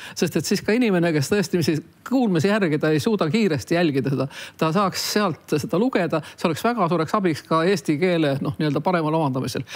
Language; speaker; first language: Estonian; native; Estonian